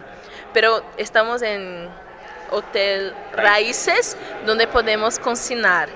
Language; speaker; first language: Spanish; non-native, fluent; Portuguese